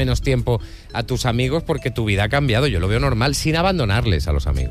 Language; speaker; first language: Spanish; native; Spanish